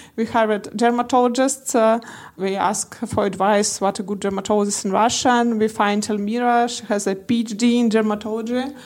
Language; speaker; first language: English; non-native, learner; Russian